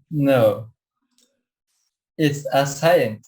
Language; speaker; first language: English; non-native, learner; Portuguese